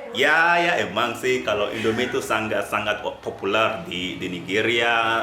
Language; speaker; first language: Indonesian; non-native, fluent; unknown